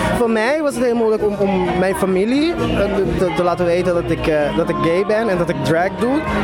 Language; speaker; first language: Dutch; non-native, local second language; Papiamento